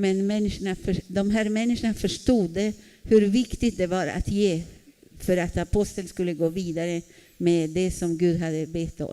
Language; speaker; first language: Swedish; non-native, fluent; Spanish